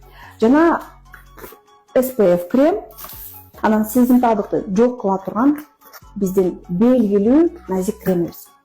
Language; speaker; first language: Kyrgyz; native; Kyrgyz